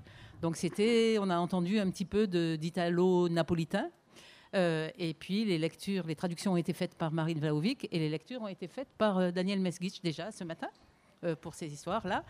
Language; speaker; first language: French; native; French